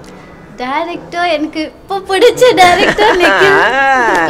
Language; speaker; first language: Tamil; early bilingual, heritage; Tamil